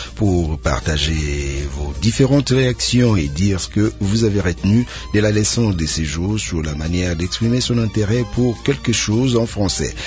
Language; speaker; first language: French; non-native, local second language; Lingala